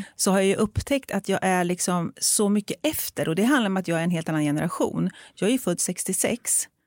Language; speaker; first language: Swedish; native; Swedish